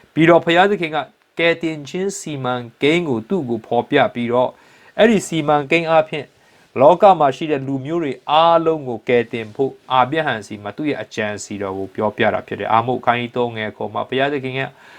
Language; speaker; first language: Burmese; non-native, local second language; Hakha Chin